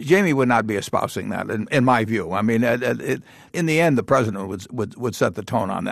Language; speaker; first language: English; native; English